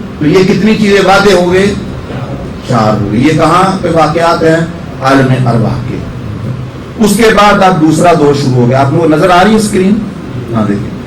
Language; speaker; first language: Urdu; non-native, local second language; Punjabi